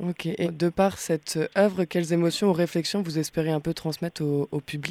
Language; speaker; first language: French; native; French